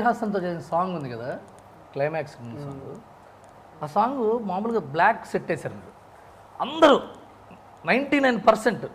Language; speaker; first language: Telugu; native; Telugu